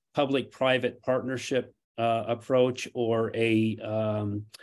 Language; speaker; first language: English; non-native, fluent; Portuguese